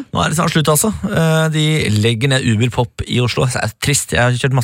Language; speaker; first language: Norwegian; native; Norwegian